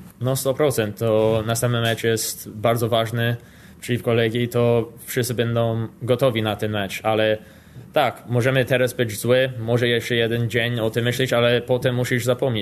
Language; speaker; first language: Polish; non-native, learner; English